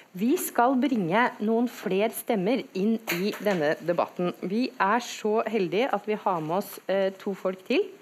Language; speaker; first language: Norwegian; native; Norwegian